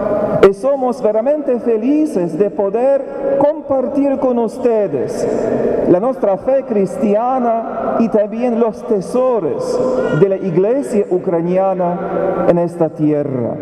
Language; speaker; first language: Spanish; non-native, learner; Ukrainian